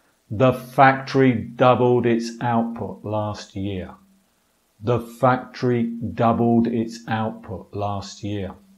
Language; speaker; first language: English; native; English